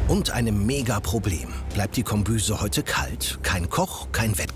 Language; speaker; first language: German; native; German